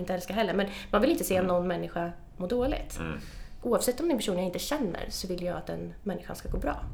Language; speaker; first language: Swedish; native; Swedish